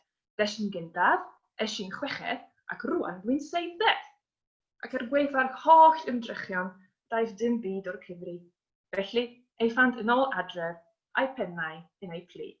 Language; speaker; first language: Welsh; non-native, fluent; Polish